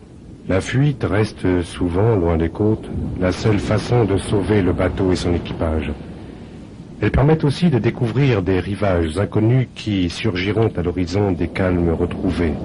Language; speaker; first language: French; native; French